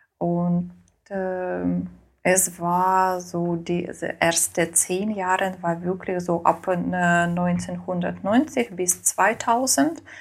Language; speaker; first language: German; non-native, learner; Ukrainian